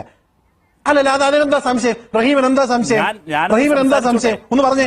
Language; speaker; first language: Malayalam; native; Malayalam